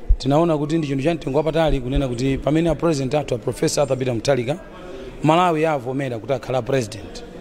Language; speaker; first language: Nyanja; native; Nyanja